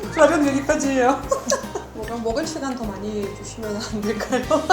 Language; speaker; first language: Korean; non-native, fluent; Russian